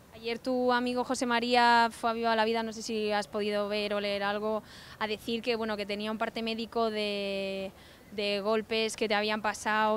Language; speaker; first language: Spanish; native; Spanish